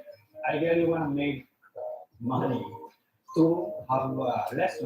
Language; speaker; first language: English; non-native, learner; Japanese